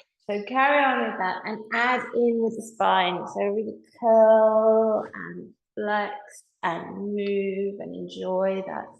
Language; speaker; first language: English; native; English